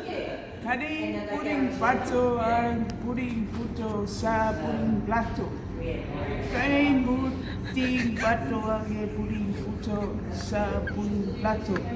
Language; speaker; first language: Filipino; non-native, learner; English